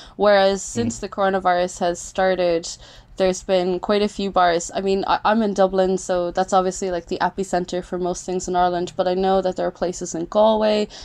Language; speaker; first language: English; native; English